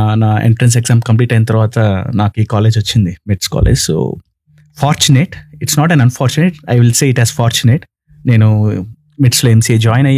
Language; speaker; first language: Telugu; non-native, local second language; Tamil